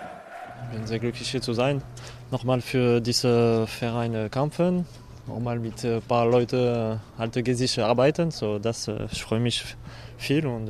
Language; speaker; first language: German; non-native, learner; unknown